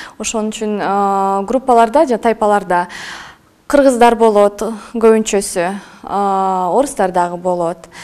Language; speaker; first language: Kyrgyz; non-native, local second language; Russian